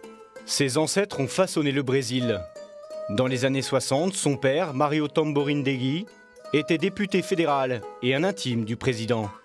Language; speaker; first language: French; native; French